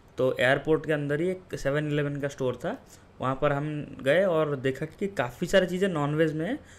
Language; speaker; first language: Hindi; non-native, local second language; Odia